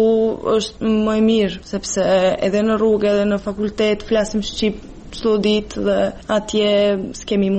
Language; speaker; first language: Albanian; non-native, fluent; Serbian